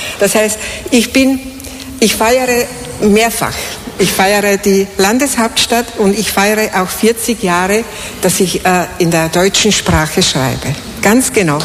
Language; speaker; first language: German; non-native, fluent; Czech